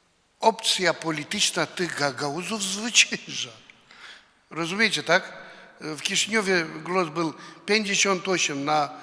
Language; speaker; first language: Polish; non-native, fluent; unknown